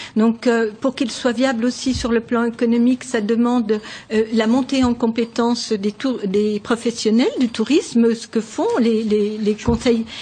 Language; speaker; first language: French; native; French